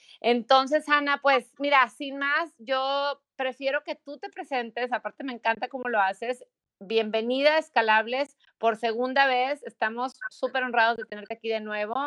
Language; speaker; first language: Spanish; native; Spanish